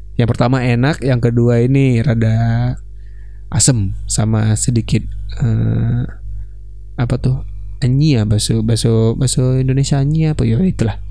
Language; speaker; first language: Indonesian; non-native, local second language; Minangkabau